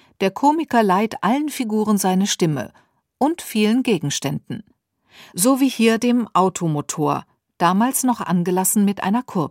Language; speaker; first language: German; native; German